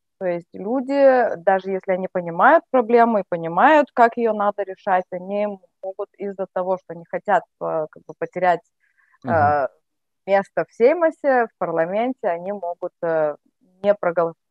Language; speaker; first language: Russian; native; Russian